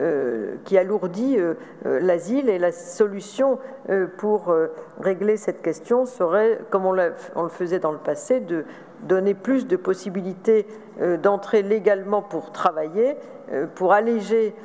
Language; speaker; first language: French; native; French